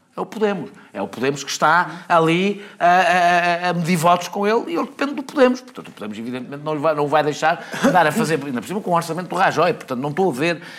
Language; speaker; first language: Portuguese; native; Portuguese